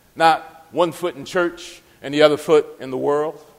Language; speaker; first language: English; native; English